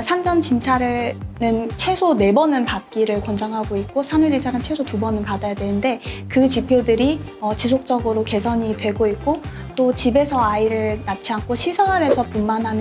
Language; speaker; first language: Korean; native; Korean